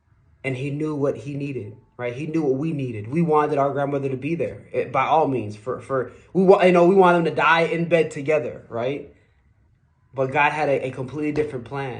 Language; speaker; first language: English; native; English